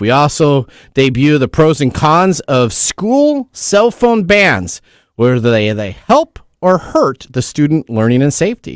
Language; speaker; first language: English; native; English